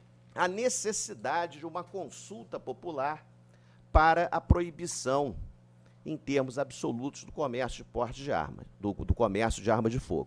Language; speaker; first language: Portuguese; native; Portuguese